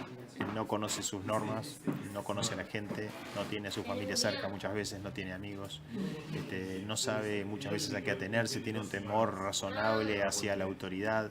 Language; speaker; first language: Spanish; native; Spanish